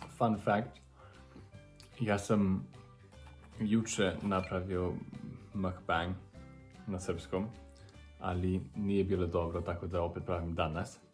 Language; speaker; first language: Serbian; non-native, learner; English